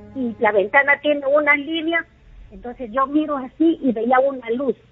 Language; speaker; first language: Spanish; native; Spanish